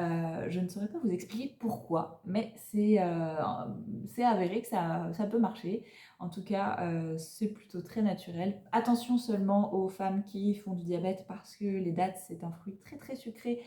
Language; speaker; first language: French; native; French